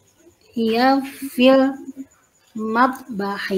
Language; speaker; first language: Arabic; non-native, learner; Indonesian